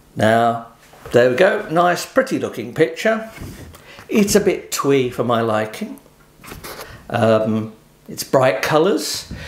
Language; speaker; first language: English; native; English